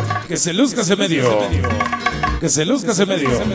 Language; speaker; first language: Spanish; native; Spanish